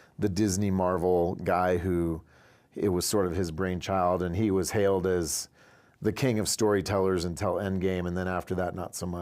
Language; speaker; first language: English; native; English